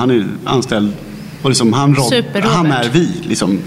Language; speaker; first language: Swedish; native; Swedish